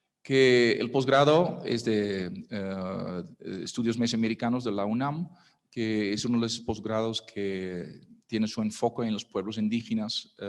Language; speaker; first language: Spanish; non-native, fluent; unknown